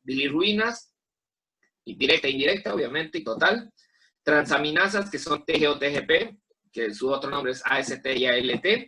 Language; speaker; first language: Spanish; native; Spanish